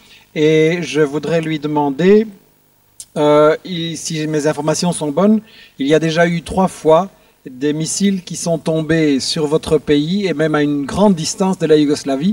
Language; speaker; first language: French; native; French